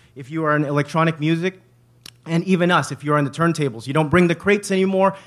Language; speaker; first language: English; native; English